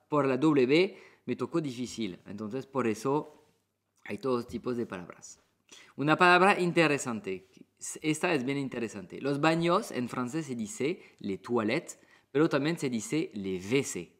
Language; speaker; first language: Spanish; non-native, fluent; French